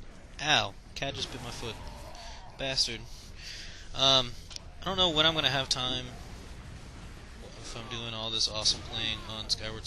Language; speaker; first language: English; native; English